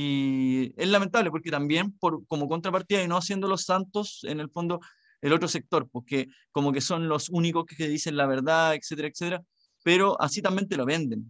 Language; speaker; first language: Spanish; native; Spanish